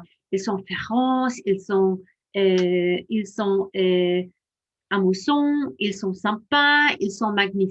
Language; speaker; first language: French; non-native, fluent; English